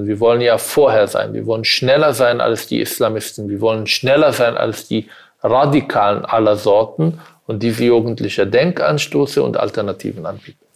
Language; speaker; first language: German; non-native, fluent; Arabic